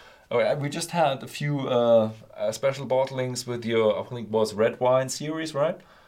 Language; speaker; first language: English; non-native, fluent; German